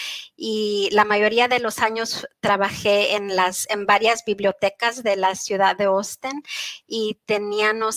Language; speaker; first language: Spanish; early bilingual, heritage; Spanish